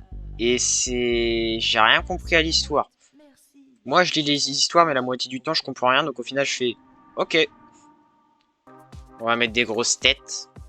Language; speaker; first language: French; native; French